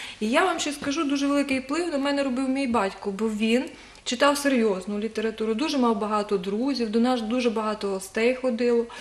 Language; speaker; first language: Ukrainian; native; Ukrainian